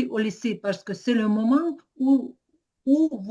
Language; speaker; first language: French; non-native, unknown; Ukrainian